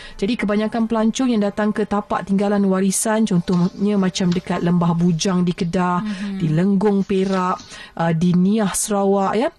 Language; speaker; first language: Malay; native; Malay